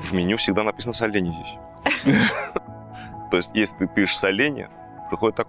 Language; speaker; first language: Russian; non-native, fluent; Greek